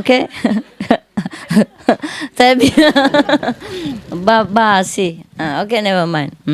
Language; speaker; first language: French; non-native, learner; Vietnamese